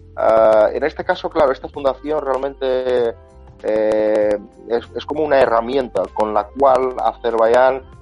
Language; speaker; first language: Spanish; non-native, fluent; Azerbaijani